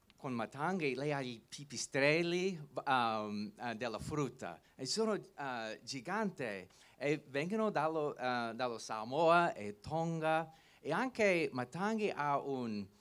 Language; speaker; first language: Italian; non-native, learner; English